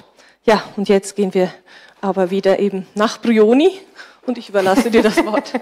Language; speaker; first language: German; native; German